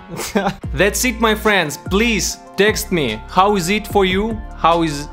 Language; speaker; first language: English; non-native, learner; Russian